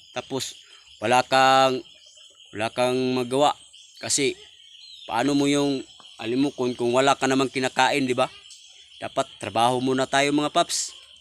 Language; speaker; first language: Filipino; non-native, local second language; Cebuano